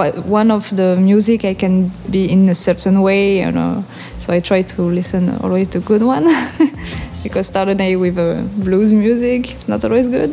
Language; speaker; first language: English; non-native, learner; French